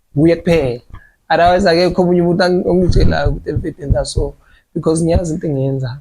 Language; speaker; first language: Zulu; native; Zulu